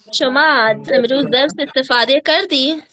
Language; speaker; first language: Persian; non-native, learner; Urdu